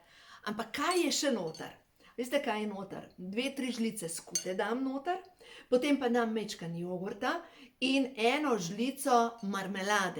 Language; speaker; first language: Slovenian; native; Slovenian